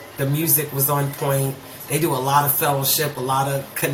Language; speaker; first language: English; native; English